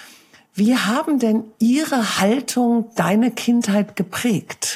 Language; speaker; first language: German; native; German